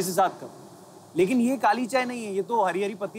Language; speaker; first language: Hindi; native; Hindi